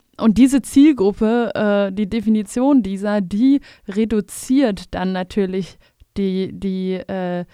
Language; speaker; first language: German; native; German